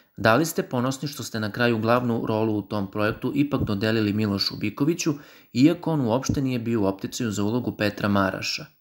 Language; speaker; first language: Serbian; native; Serbian